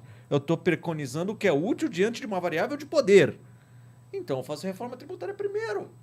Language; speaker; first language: Portuguese; native; Portuguese